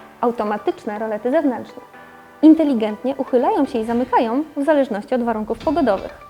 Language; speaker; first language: Polish; native; Polish